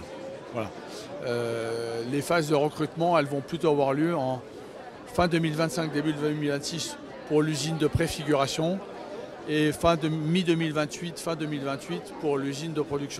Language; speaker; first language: French; native; French